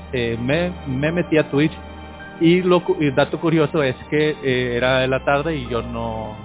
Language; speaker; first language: Spanish; native; Spanish